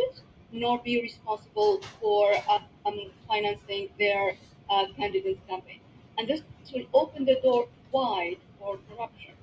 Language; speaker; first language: English; non-native, local second language; Arabic